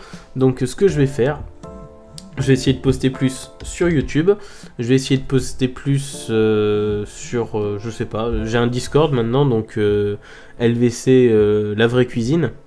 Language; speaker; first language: French; native; French